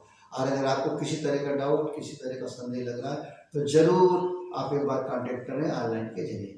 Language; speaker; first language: Hindi; native; Hindi